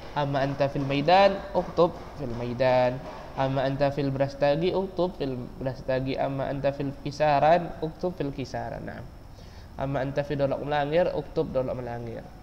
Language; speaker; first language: Arabic; non-native, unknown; Indonesian